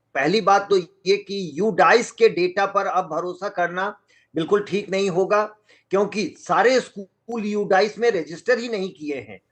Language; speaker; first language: Hindi; non-native, local second language; Magahi